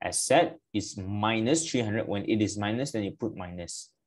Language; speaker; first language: English; non-native, local second language; Malay